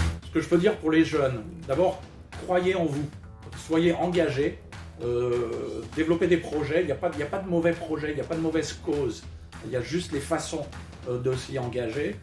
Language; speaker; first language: French; native; French